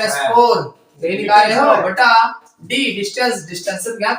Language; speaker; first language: Hindi; native; Hindi